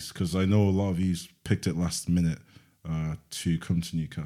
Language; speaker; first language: English; native; English